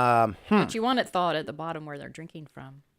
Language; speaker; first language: English; native; English